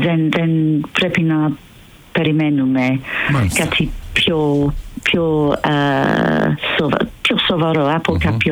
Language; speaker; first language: Greek; non-native, fluent; English